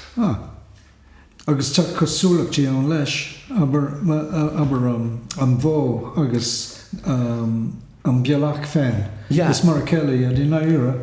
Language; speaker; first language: Irish; native; Irish